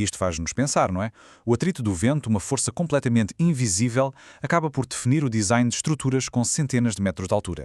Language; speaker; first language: Portuguese; native; Portuguese